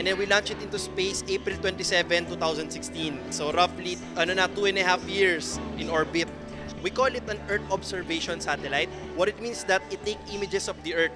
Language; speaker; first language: English; non-native, local second language; Filipino